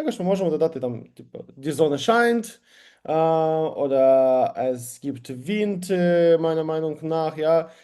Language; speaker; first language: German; non-native, learner; Ukrainian